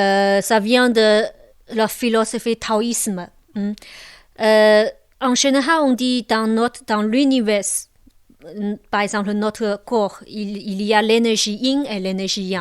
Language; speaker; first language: French; non-native, local second language; Chinese